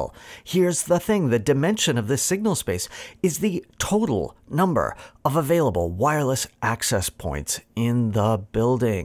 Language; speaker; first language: English; native; English